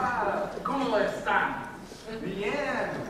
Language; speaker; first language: Spanish; non-native, learner; English